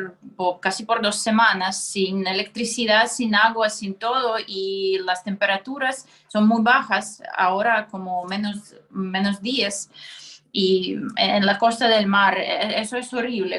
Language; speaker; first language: Spanish; non-native, fluent; Russian